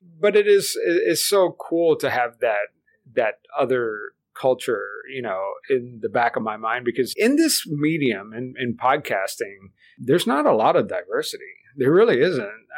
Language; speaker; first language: English; early bilingual, other home language; Spanish